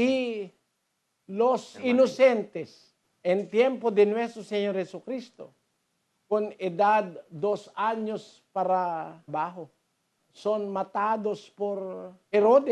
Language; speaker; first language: Spanish; non-native, learner; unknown